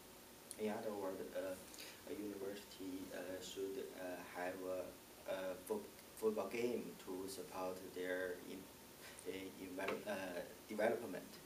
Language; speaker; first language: English; non-native, learner; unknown